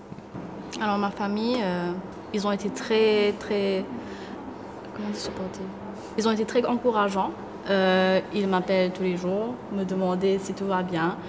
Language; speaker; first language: French; non-native, local second language; Morisyen